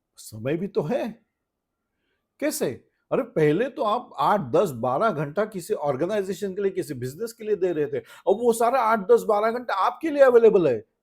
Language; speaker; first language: Hindi; non-native, local second language; Marathi